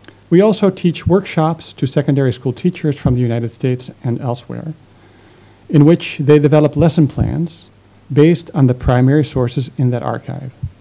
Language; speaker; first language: English; non-native, fluent; Dutch